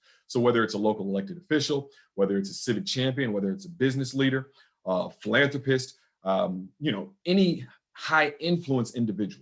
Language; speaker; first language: English; native; English